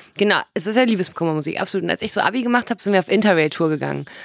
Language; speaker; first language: German; native; German